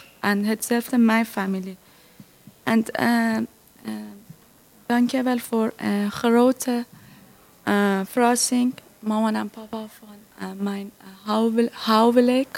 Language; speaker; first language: Dutch; non-native, learner; Persian